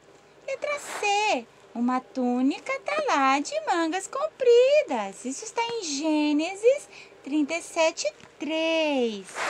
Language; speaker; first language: Portuguese; native; Portuguese